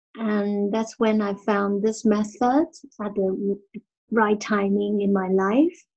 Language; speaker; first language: English; non-native, fluent; Chinese